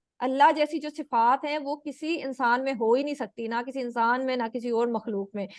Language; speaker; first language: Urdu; native; Urdu